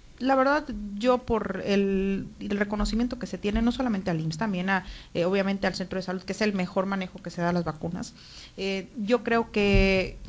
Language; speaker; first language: Spanish; native; Spanish